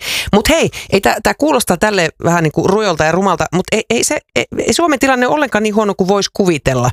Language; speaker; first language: Finnish; native; Finnish